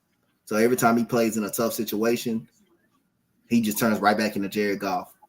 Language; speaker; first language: English; native; English